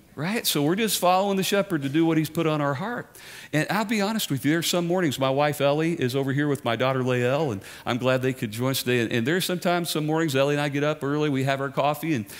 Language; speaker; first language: English; native; English